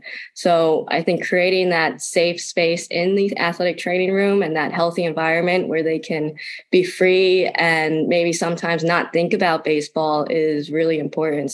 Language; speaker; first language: English; native; English